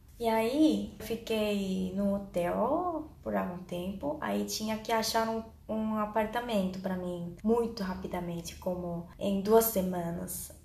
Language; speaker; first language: Portuguese; non-native, learner; Korean